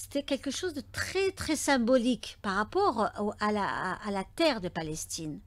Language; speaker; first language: French; native; French